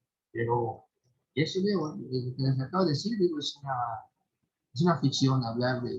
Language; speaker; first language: Spanish; native; Spanish